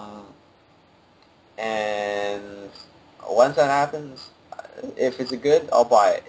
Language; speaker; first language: English; native; English